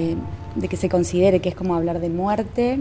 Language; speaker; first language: Spanish; native; Spanish